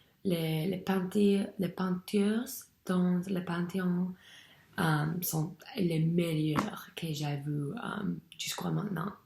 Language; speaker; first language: French; non-native, learner; English